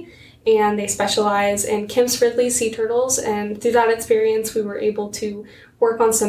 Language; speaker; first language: English; native; English